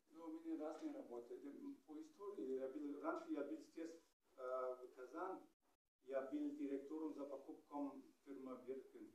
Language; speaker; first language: Russian; non-native, learner; German